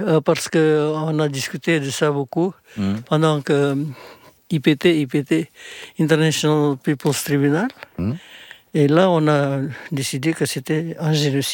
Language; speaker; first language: French; non-native, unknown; Indonesian